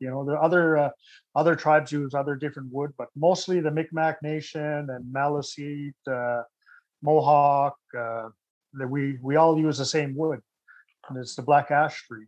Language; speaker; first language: English; native; English